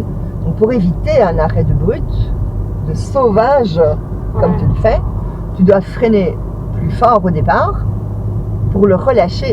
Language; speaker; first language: French; native; French